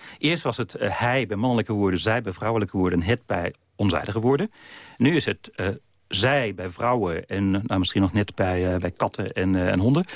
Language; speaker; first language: Dutch; native; Dutch